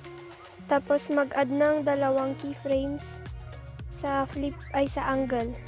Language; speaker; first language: Filipino; native; Filipino